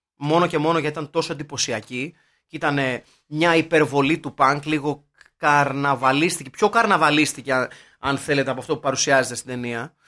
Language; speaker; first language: Greek; native; Greek